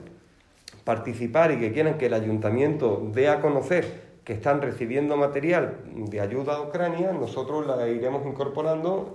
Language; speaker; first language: Spanish; native; Spanish